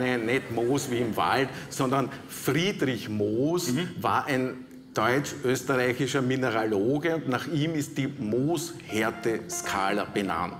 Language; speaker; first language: German; native; German